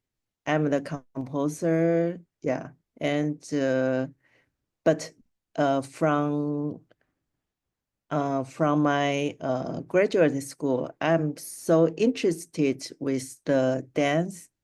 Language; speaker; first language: English; non-native, local second language; Chinese